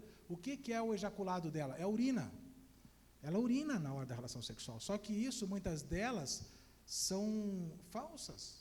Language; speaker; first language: Portuguese; native; Portuguese